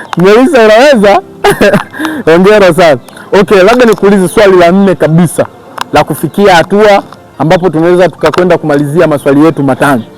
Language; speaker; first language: Swahili; native; Swahili